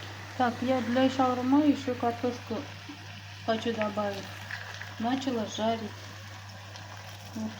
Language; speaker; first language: Russian; non-native, local second language; Kyrgyz